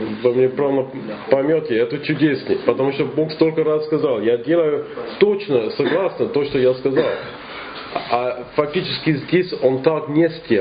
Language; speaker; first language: Russian; non-native, fluent; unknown